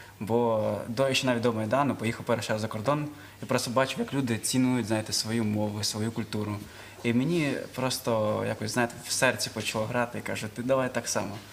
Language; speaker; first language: Ukrainian; non-native, local second language; Russian